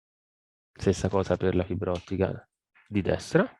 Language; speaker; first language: Italian; native; Italian